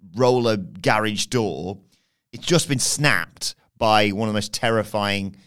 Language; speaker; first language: English; native; English